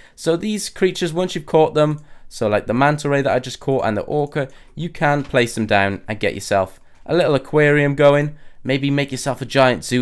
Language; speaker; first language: English; native; English